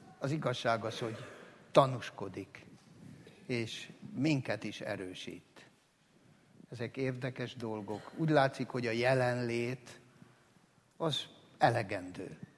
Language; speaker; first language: Hungarian; native; Hungarian